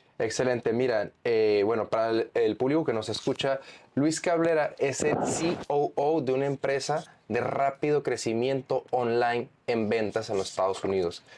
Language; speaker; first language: Spanish; native; Spanish